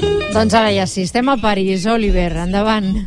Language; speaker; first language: Catalan; native; Catalan